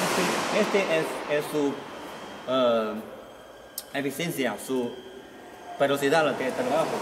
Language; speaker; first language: Spanish; non-native, learner; Chinese